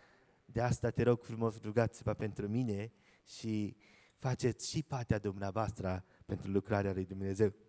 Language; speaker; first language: Romanian; non-native, learner; Japanese